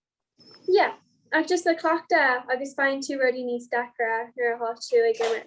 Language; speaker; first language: Irish; non-native, local second language; English